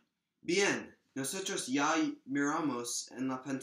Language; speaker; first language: Spanish; non-native, learner; English